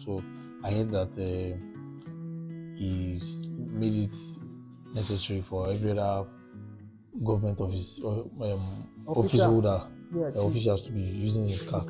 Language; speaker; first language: English; non-native, local second language; Yoruba